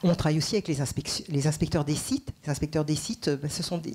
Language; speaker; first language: French; native; French